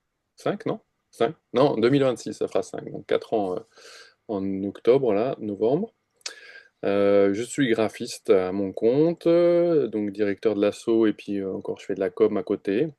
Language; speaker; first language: French; native; French